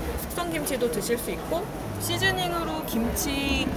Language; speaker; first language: Korean; native; Korean